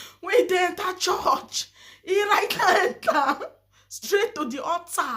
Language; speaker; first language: Nigerian Pidgin; native; Nigerian Pidgin